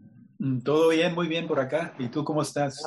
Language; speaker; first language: Spanish; native; Spanish